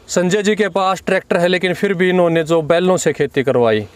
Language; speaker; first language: Hindi; native; Hindi